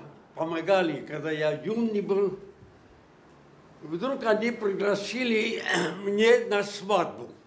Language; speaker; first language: Russian; non-native, local second language; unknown